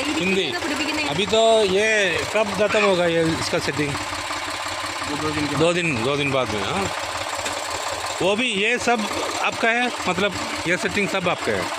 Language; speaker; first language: Hindi; non-native, local second language; Malayalam